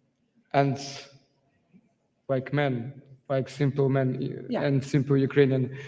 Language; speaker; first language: English; non-native, learner; Ukrainian